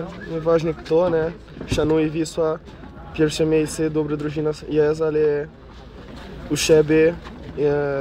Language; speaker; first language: Polish; non-native, learner; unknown